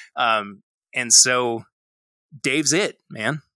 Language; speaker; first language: English; native; English